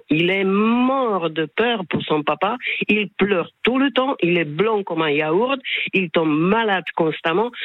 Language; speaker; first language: French; non-native, fluent; Slovak